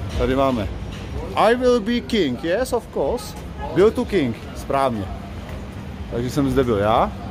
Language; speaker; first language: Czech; native; Czech